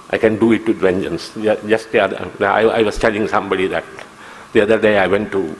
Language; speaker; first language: English; non-native, local second language; Kannada